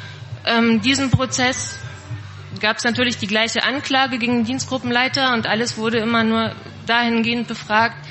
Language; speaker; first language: German; native; German